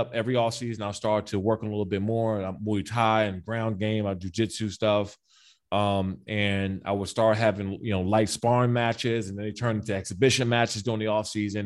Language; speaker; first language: English; native; English